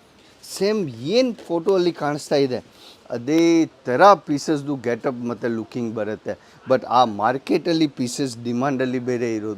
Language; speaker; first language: Kannada; non-native, fluent; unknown